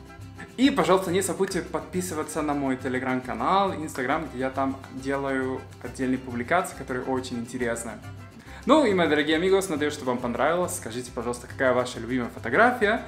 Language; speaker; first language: Russian; non-native, fluent; Spanish